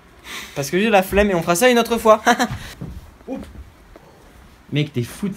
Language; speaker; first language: French; native; French